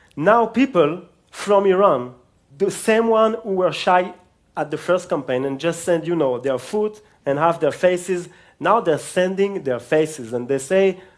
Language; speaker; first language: English; non-native, fluent; Hebrew